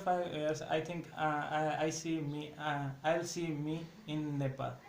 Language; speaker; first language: English; non-native, learner; Nepali